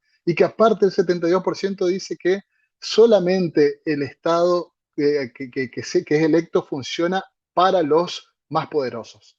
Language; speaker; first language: Spanish; native; Spanish